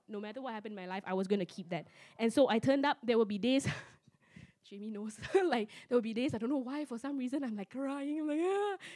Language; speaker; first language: English; non-native, local second language; Min Nan Chinese